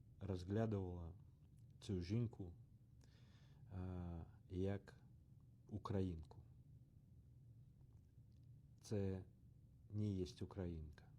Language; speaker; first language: Ukrainian; non-native, learner; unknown